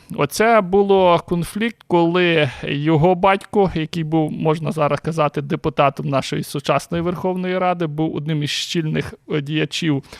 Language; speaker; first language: Ukrainian; native; Ukrainian